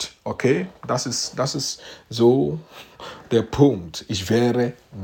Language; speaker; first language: German; non-native, fluent; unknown